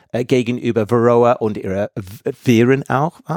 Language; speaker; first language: German; non-native, fluent; English